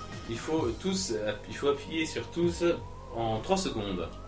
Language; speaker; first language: French; native; French